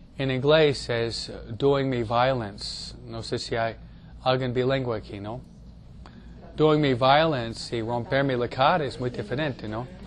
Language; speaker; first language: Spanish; non-native, fluent; English